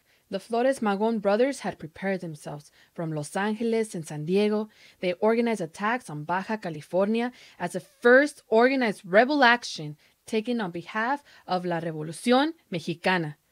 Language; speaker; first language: English; native; English